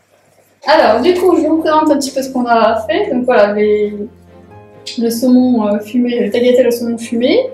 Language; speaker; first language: French; native; French